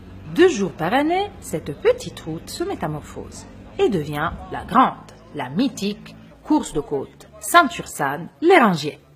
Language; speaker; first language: French; native; French